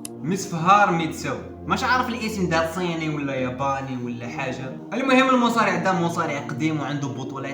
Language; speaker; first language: Arabic; native; Arabic